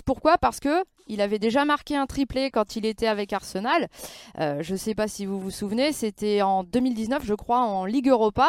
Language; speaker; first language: French; native; French